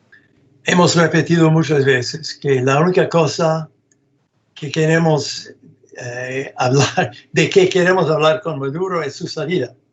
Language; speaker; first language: Spanish; non-native, fluent; English